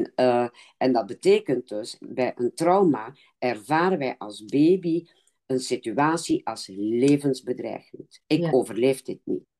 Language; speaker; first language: Dutch; native; Dutch